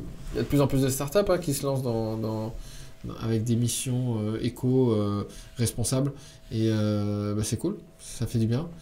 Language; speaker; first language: French; native; French